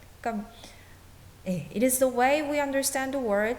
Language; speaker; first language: English; non-native, fluent; Korean